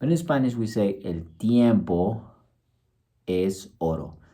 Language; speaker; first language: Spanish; early bilingual, heritage; Spanish